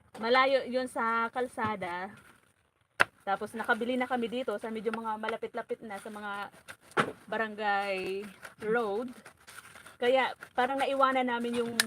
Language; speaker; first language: Filipino; non-native, local second language; Bikol